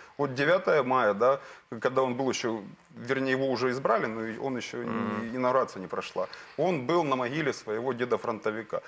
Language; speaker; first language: Russian; native; Russian